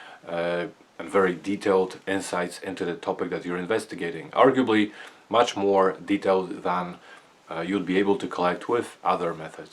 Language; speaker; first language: English; non-native, fluent; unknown